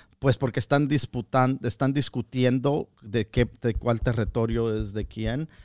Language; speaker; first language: Spanish; early bilingual, heritage; Spanish